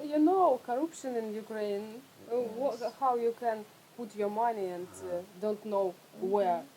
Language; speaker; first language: English; non-native, learner; Russian